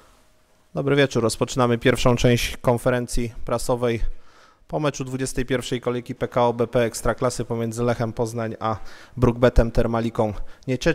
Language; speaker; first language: Polish; native; Polish